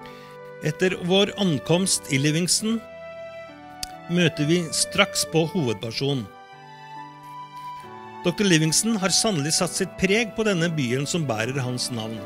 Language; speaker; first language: Norwegian; native; Norwegian